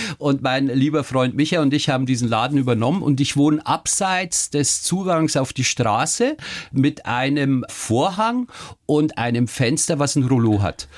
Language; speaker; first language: German; early bilingual, other home language; Turkish